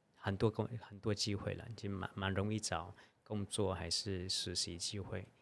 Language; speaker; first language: Chinese; non-native, fluent; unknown